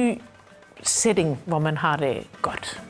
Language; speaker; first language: Danish; native; Danish